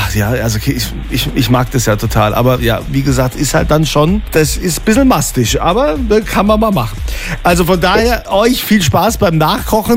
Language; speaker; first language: German; native; German